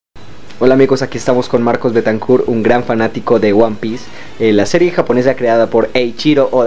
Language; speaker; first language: Spanish; native; Spanish